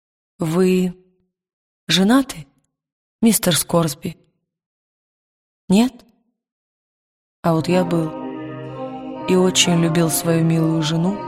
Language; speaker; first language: Russian; native; Russian